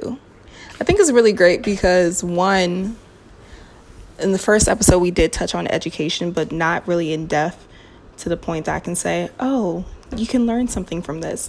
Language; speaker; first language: English; native; English